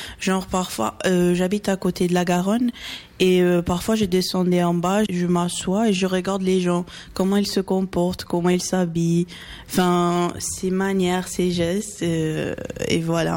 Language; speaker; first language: French; early bilingual, other home language; Portuguese